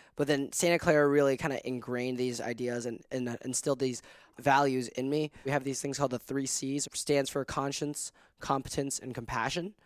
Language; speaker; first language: English; non-native, local second language; Cantonese